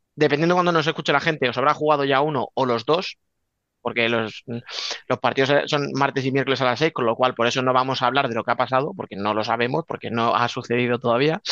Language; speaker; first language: Spanish; native; Spanish